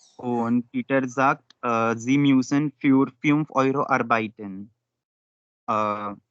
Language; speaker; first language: German; non-native, learner; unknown